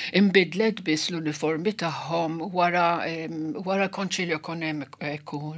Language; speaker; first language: Maltese; non-native, local second language; Italian